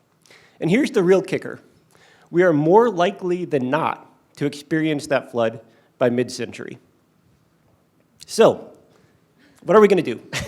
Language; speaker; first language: English; native; English